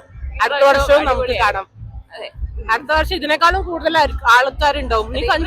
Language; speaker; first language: Malayalam; non-native, local second language; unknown